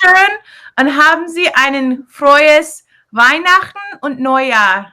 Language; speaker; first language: German; non-native, learner; English